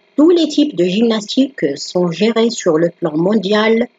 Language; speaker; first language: French; non-native, local second language; Arabic